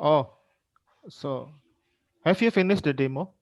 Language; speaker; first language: English; non-native, learner; Indonesian